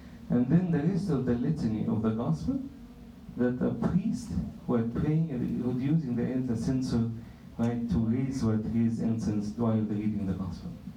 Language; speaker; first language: English; non-native, fluent; Arabic